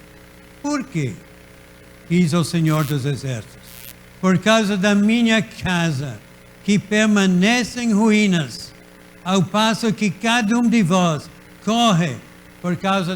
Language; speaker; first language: Portuguese; native; Portuguese